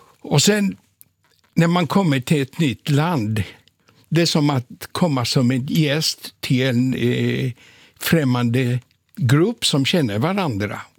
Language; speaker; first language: Swedish; non-native, fluent; Polish